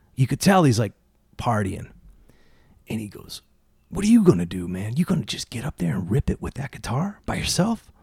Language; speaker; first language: English; native; English